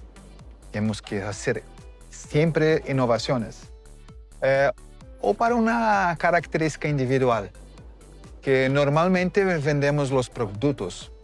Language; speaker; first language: Spanish; non-native, fluent; Portuguese